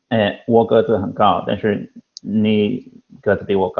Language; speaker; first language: Chinese; non-native, fluent; English